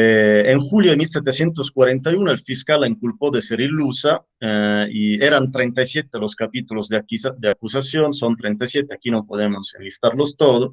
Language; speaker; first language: Spanish; native; Spanish